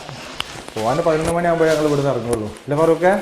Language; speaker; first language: Malayalam; native; Malayalam